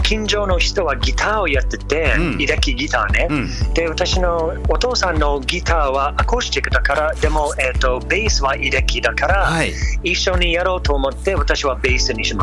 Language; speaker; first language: Japanese; non-native, learner; English